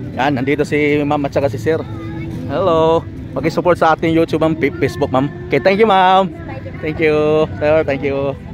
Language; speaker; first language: Filipino; non-native, local second language; Cebuano